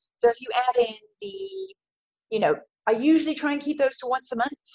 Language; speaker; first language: English; native; English